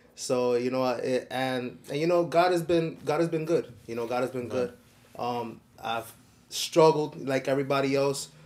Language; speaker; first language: English; early bilingual, other home language; Spanish